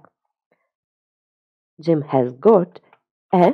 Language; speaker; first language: English; non-native, fluent; Russian